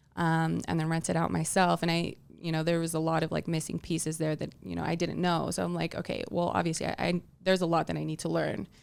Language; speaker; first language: English; early bilingual, other home language; Tongan